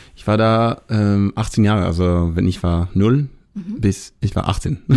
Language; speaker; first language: German; non-native, learner; Hebrew